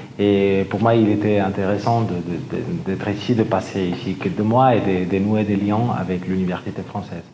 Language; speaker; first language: French; non-native, fluent; Spanish